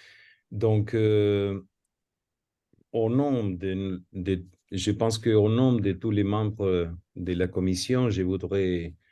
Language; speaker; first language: French; non-native, fluent; Spanish